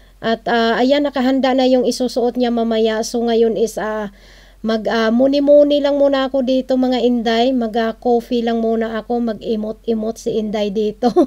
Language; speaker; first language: Filipino; non-native, local second language; Cebuano